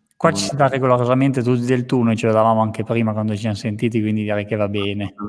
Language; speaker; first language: Italian; native; Italian